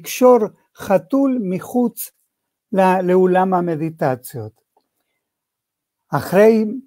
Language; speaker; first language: Hebrew; non-native, fluent; Spanish